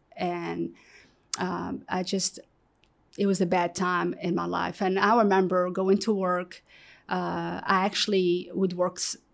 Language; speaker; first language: English; early bilingual, other home language; Arabic